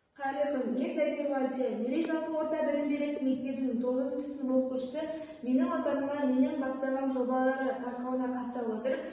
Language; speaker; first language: Kazakh; non-native, local second language; Tatar